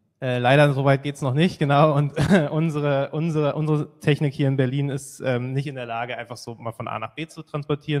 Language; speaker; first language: German; native; German